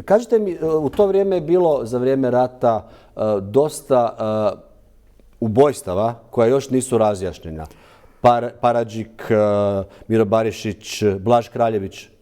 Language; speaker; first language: Croatian; native; Croatian